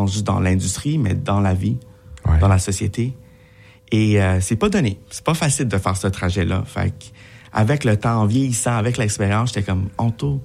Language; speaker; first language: French; native; French